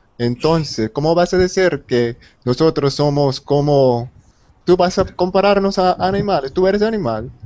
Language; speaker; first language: Spanish; non-native, learner; English